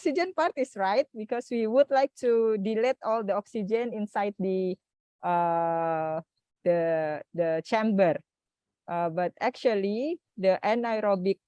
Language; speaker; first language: English; non-native, fluent; Indonesian